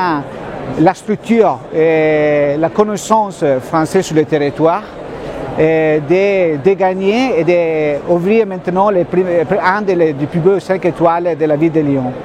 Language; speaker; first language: French; non-native, fluent; Italian